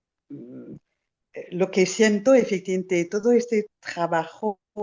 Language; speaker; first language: Spanish; non-native, fluent; French